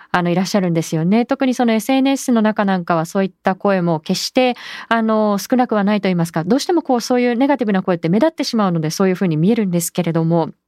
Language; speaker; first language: Japanese; native; Japanese